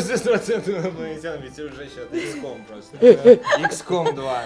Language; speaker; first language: Russian; native; Russian